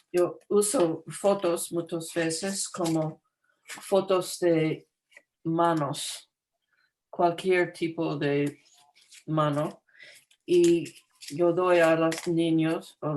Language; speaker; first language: Spanish; non-native, fluent; English